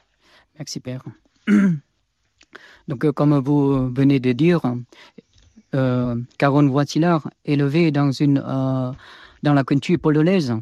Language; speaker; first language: French; non-native, fluent; Vietnamese